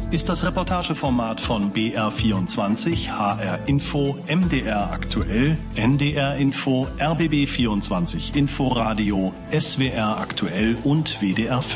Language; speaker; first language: German; native; German